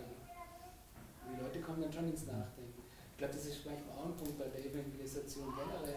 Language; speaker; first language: German; native; German